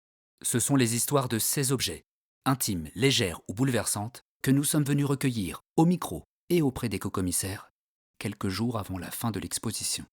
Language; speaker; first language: French; native; French